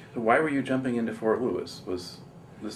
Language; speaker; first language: English; native; English